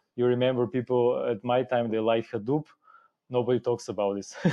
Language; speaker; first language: English; non-native, fluent; Bulgarian